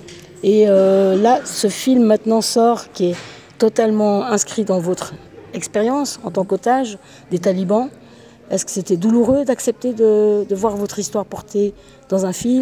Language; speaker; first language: French; native; French